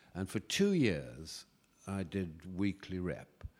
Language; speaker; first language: English; native; English